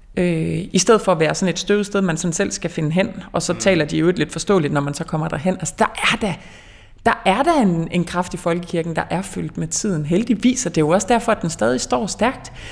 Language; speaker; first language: Danish; native; Danish